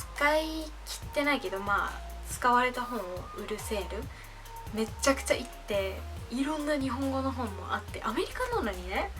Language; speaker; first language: Japanese; non-native, fluent; English